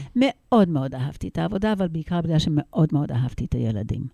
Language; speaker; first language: Hebrew; non-native, fluent; English